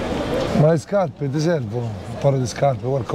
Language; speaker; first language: Italian; native; Italian